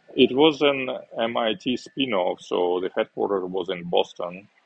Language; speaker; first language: English; non-native, fluent; Uzbek